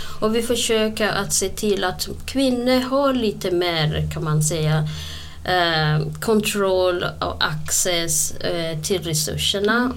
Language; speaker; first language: Swedish; non-native, fluent; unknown